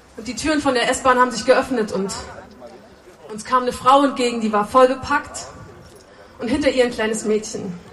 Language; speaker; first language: German; native; German